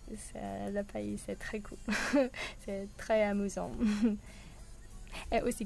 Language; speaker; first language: French; non-native, learner; English